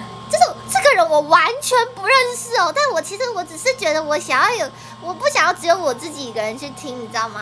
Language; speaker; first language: Chinese; native; Chinese